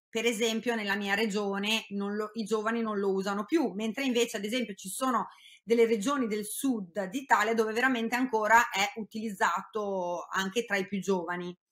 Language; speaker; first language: Italian; native; Italian